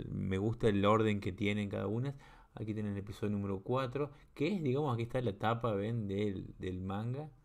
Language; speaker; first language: Spanish; native; Spanish